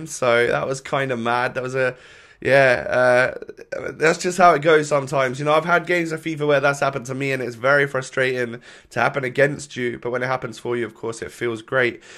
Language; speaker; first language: English; native; English